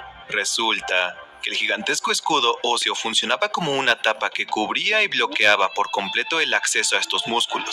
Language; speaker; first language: Spanish; native; Spanish